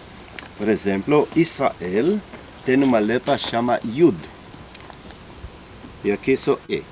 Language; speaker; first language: Portuguese; non-native, learner; Hebrew